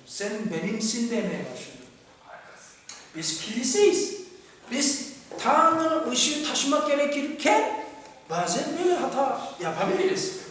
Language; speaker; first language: Turkish; non-native, fluent; Korean